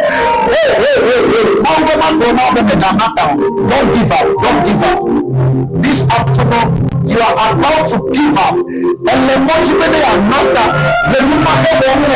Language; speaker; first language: English; non-native, local second language; Ewe